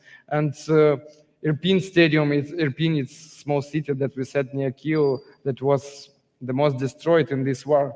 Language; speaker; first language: English; non-native, learner; Ukrainian